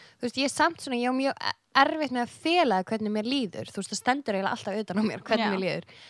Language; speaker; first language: Icelandic; early bilingual, other home language; Filipino